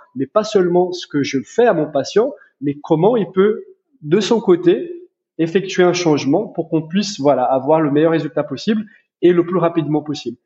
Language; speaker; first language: French; non-native, fluent; Portuguese